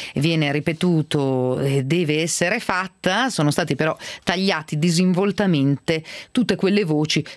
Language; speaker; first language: Italian; native; Italian